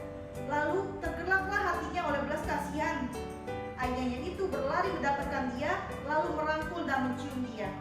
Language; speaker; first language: Indonesian; native; Indonesian